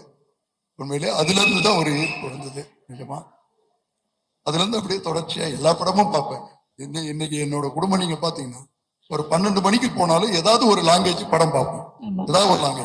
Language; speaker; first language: Tamil; native; Tamil